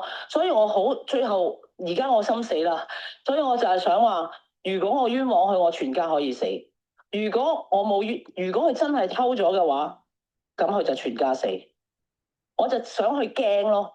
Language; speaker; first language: Cantonese; native; Cantonese